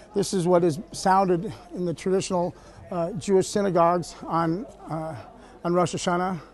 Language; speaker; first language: English; native; English